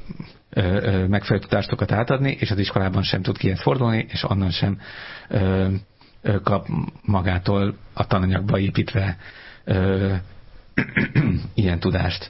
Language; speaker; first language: Hungarian; native; Hungarian